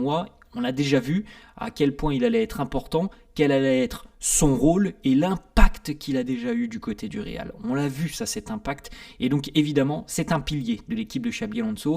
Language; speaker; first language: French; native; French